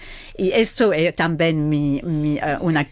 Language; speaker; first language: Portuguese; non-native, fluent; French